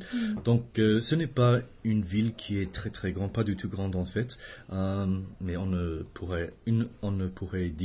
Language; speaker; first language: French; non-native, fluent; English